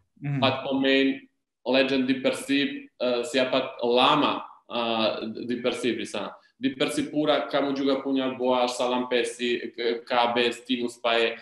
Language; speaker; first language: Indonesian; non-native, learner; Serbian